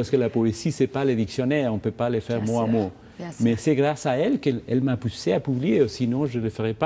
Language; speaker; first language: French; non-native, fluent; Spanish